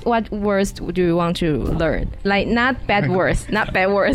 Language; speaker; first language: English; non-native, fluent; Chinese